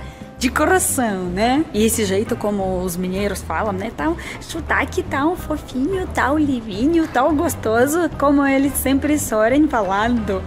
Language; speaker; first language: Portuguese; non-native, fluent; Russian